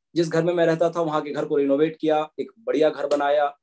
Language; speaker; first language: Hindi; native; Hindi